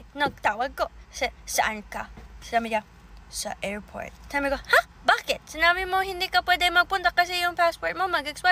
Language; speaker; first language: Filipino; early bilingual, heritage; English